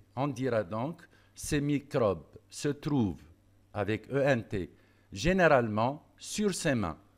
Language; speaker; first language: French; non-native, local second language; Arabic